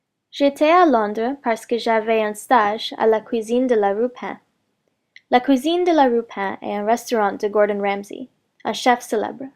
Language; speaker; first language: French; non-native, learner; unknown